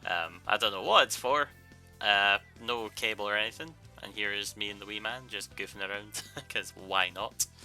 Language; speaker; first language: English; native; English